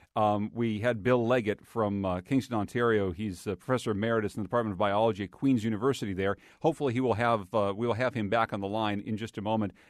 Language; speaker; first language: English; native; English